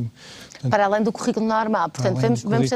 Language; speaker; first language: Portuguese; native; Portuguese